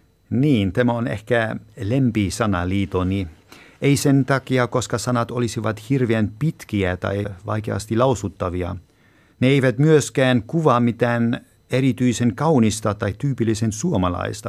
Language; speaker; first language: Finnish; non-native, fluent; German